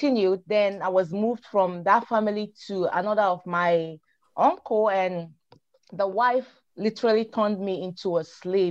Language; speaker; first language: English; non-native, local second language; Igbo